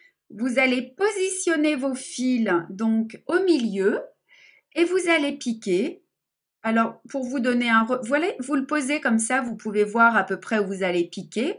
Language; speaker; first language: French; native; French